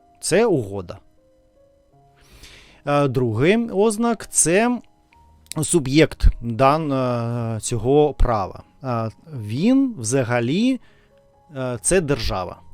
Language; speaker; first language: Ukrainian; non-native, fluent; Russian